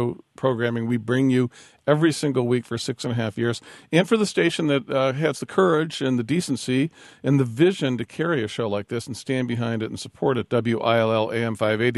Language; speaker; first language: English; native; English